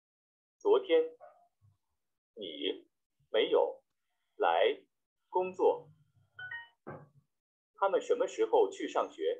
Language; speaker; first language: Chinese; non-native, learner; Vietnamese